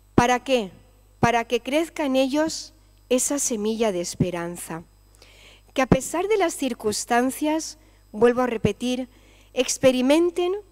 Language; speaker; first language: Spanish; native; Spanish